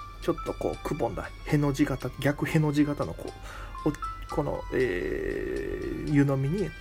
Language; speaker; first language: Japanese; native; Japanese